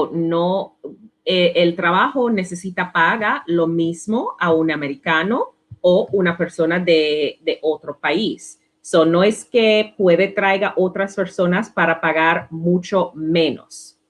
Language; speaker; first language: Spanish; non-native, learner; English